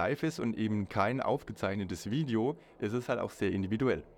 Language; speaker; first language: German; native; German